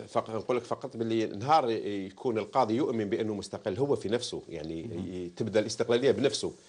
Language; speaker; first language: Arabic; native; Arabic